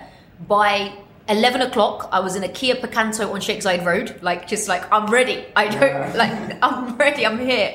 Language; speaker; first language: English; native; English